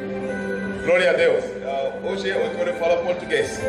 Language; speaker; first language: Portuguese; non-native, learner; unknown